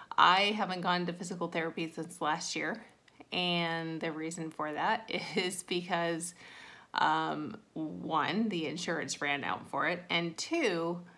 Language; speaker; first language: English; native; English